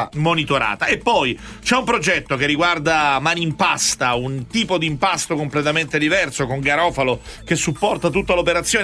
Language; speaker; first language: Italian; native; Italian